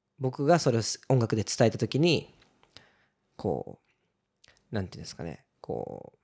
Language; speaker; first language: Japanese; early bilingual, other home language; Portuguese